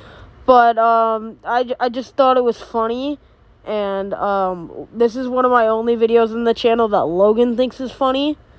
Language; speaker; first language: English; native; English